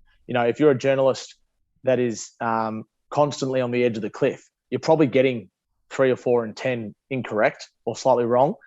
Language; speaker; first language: English; native; English